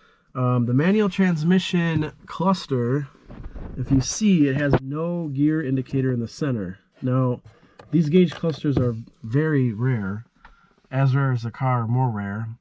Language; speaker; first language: English; native; English